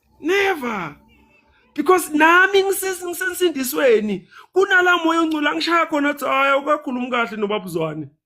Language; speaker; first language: Zulu; non-native, local second language; Swati